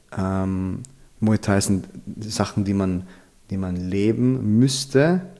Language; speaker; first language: German; early bilingual, other home language; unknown